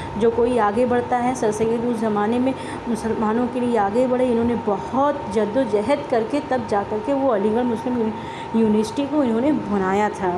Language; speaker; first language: Urdu; native; Urdu